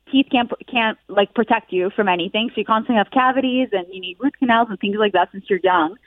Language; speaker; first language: English; non-native, fluent; Hebrew